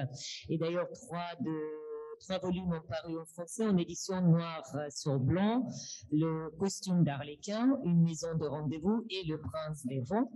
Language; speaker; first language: French; non-native, fluent; Russian